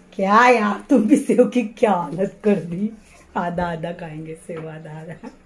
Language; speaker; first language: Hindi; native; Hindi